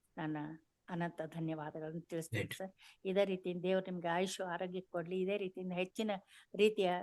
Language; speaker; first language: Kannada; native; Kannada